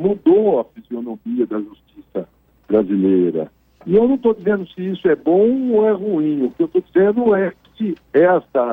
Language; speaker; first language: Portuguese; native; Portuguese